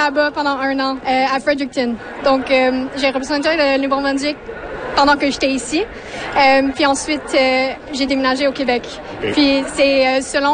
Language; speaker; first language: French; non-native, fluent; English